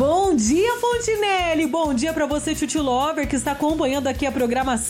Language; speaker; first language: Portuguese; native; Portuguese